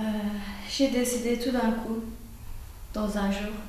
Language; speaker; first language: French; non-native, learner; Turkish